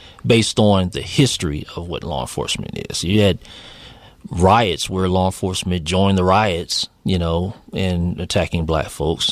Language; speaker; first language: English; native; English